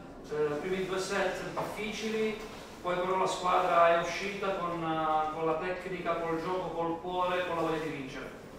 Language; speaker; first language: Italian; native; Italian